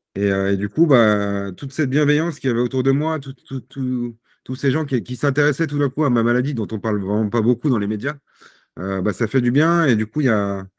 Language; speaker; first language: French; native; French